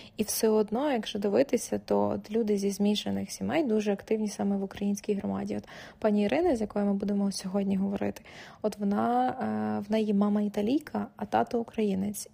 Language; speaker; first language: Ukrainian; native; Ukrainian